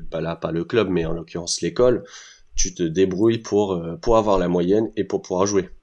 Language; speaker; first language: French; early bilingual, heritage; French